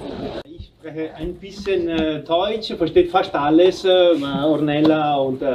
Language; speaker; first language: German; non-native, learner; Italian